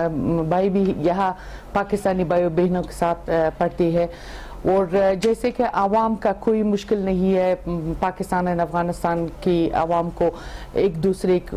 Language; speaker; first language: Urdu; non-native, fluent; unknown